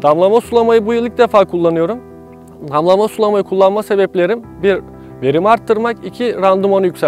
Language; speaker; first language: Turkish; native; Turkish